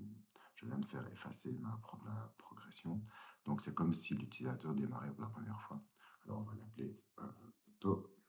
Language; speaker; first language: French; native; French